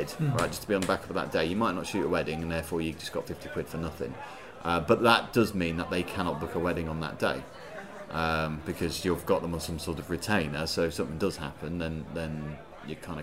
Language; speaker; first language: English; native; English